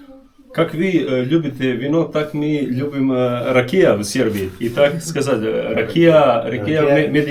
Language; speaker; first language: Russian; non-native, learner; Serbian